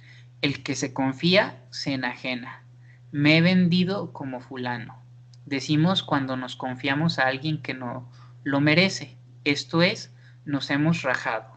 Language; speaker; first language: Spanish; native; Spanish